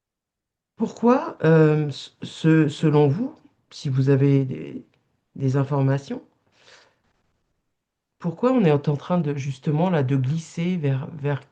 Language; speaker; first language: French; native; French